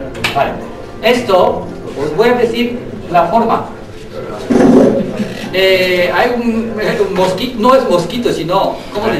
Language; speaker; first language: Spanish; non-native, learner; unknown